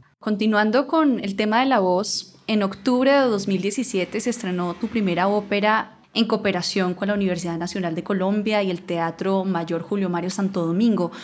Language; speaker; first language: Spanish; native; Spanish